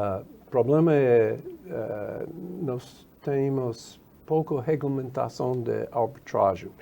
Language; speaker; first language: Portuguese; non-native, fluent; English